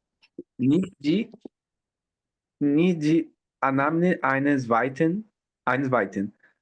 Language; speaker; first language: German; non-native, learner; Portuguese